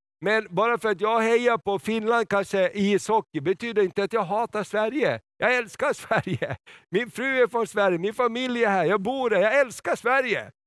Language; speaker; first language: Swedish; native; Swedish